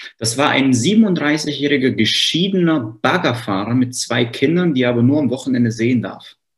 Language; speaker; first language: German; native; German